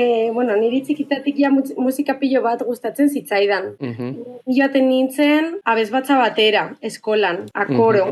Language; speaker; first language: Basque; non-native, local second language; Spanish